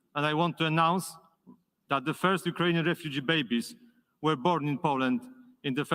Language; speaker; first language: English; non-native, fluent; Polish